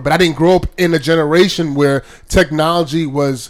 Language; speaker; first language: English; native; English